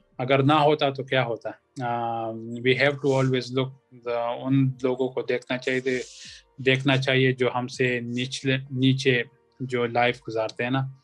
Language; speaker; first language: Urdu; non-native, local second language; Pashto